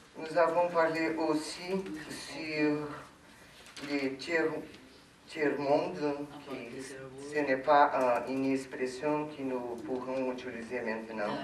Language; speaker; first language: French; non-native, fluent; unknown